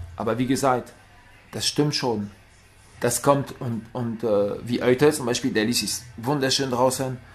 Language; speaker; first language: German; non-native, learner; French